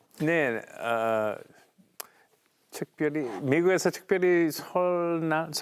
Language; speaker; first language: Korean; early bilingual, heritage; English